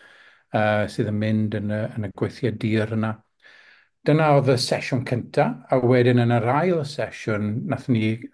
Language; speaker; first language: Welsh; non-native, local second language; English